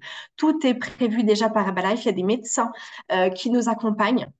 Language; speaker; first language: French; native; French